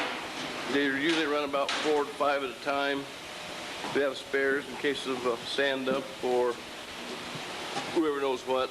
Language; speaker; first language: English; native; English